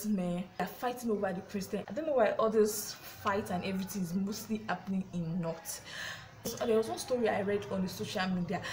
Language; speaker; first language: English; non-native, local second language; Yoruba